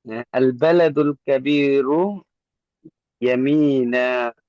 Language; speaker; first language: Arabic; non-native, learner; Bangla